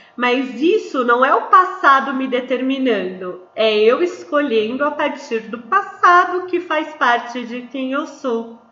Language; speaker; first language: Portuguese; native; Portuguese